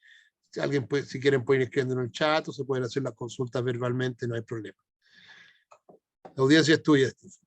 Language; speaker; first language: Spanish; native; Spanish